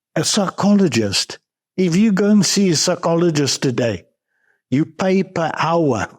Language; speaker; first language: English; non-native, local second language; Afrikaans